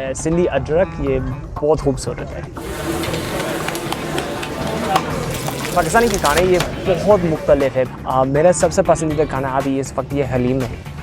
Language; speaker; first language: Hindi; non-native, fluent; English